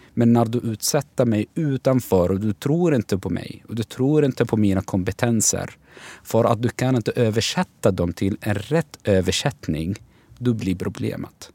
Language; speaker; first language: Swedish; non-native, fluent; Arabic